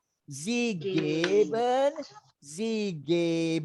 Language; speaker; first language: German; non-native, learner; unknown